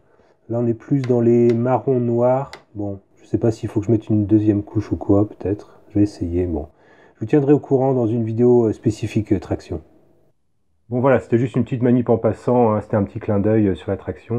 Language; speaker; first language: French; native; French